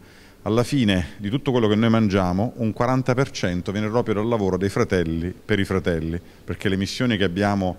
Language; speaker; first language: Italian; native; Italian